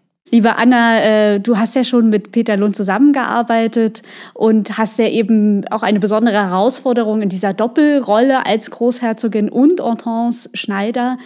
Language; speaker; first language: German; native; German